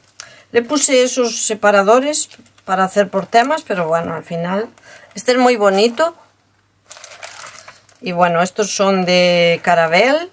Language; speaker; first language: Spanish; native; Spanish